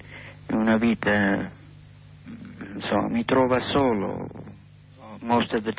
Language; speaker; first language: Italian; non-native, learner; English